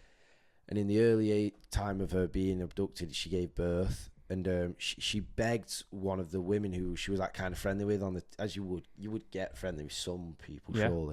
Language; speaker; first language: English; native; English